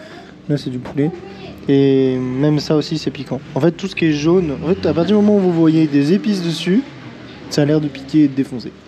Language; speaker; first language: French; native; French